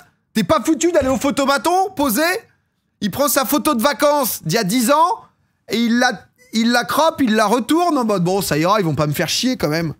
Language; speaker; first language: French; native; French